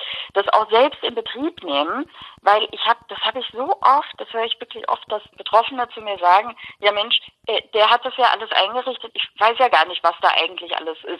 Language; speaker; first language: German; native; German